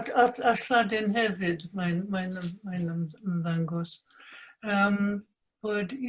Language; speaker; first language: Welsh; non-native, fluent; English